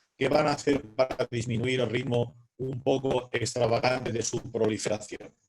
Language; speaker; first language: Spanish; non-native, local second language; Catalan